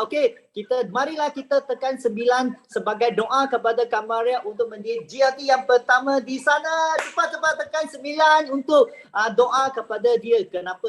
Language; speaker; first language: Malay; native; Malay